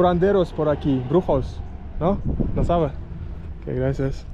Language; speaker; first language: Spanish; non-native, learner; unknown